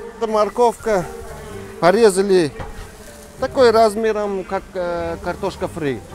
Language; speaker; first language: Russian; non-native, local second language; Tajik